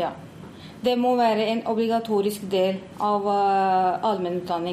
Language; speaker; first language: Norwegian; non-native, fluent; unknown